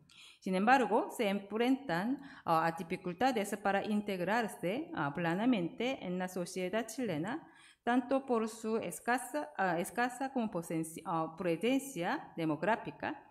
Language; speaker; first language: Spanish; non-native, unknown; Korean